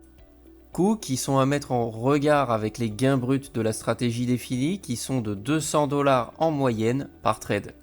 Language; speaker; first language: French; native; French